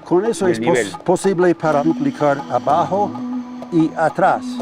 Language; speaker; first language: Spanish; non-native, fluent; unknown